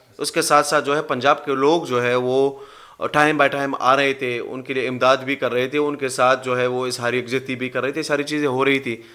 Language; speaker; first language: Urdu; non-native, local second language; Pashto